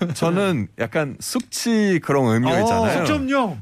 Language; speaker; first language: Korean; non-native, fluent; Portuguese